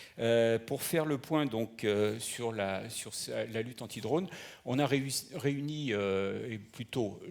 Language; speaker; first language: French; native; French